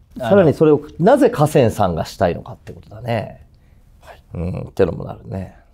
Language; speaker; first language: Japanese; native; Japanese